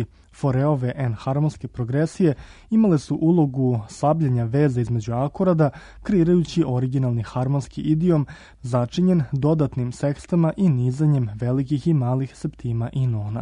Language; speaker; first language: Croatian; native; Croatian